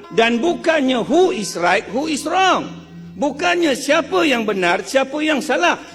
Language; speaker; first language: Malay; non-native, local second language; Chinese